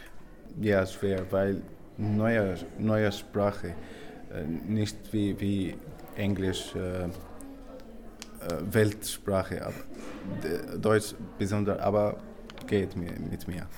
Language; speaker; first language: German; non-native, learner; Arabic